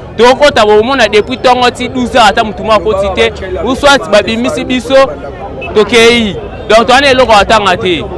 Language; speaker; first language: Lingala; native; Lingala